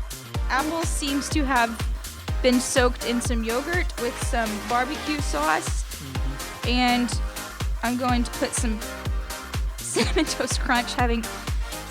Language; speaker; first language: English; native; English